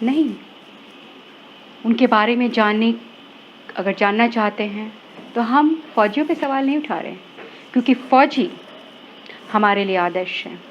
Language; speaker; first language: Hindi; native; Hindi